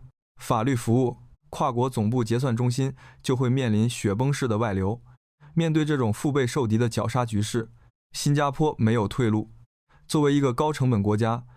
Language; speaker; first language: Chinese; native; Chinese